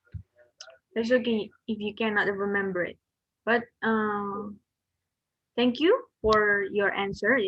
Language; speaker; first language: English; non-native, learner; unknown